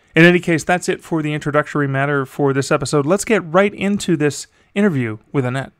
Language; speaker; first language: English; native; English